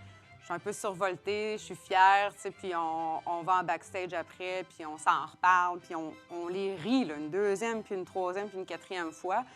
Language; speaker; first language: French; native; French